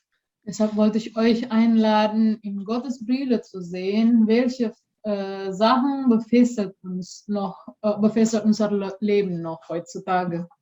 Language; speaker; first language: German; non-native, fluent; Indonesian